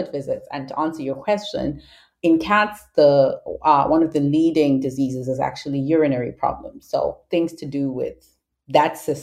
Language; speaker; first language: English; non-native, local second language; Shona